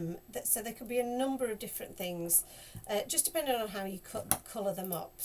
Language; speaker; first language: English; native; English